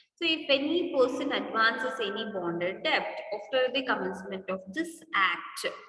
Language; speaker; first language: English; non-native, local second language; Kannada